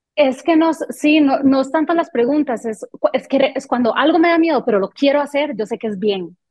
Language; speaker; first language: Spanish; early bilingual, other home language; French